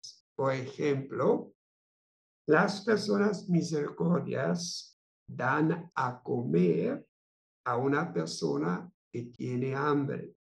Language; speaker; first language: Spanish; non-native, fluent; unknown